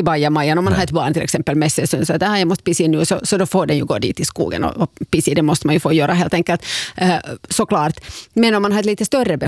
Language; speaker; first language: Swedish; native; Swedish